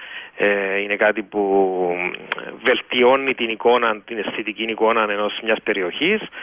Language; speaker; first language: Greek; native; Greek